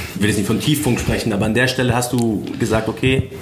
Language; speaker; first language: German; native; German